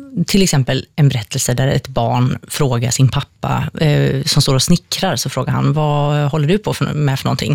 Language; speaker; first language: Swedish; native; Swedish